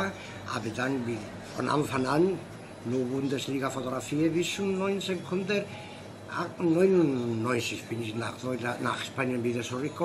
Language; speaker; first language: German; non-native, fluent; Spanish